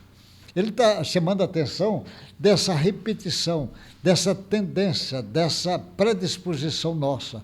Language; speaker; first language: Portuguese; native; Portuguese